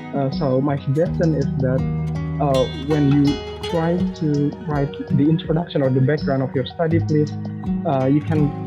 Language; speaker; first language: English; non-native, fluent; Indonesian